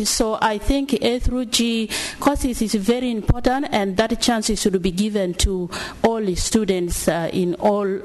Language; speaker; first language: English; non-native, fluent; Arabic